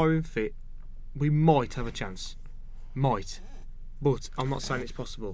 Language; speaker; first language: English; native; English